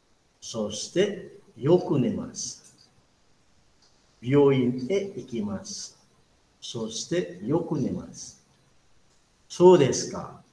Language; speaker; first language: Japanese; non-native, fluent; Indonesian